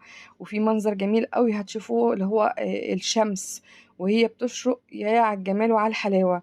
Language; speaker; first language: Arabic; native; Arabic